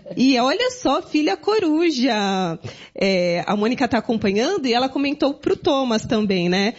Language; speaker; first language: Portuguese; native; Portuguese